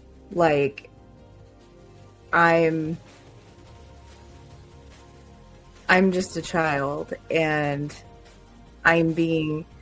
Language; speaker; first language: English; native; English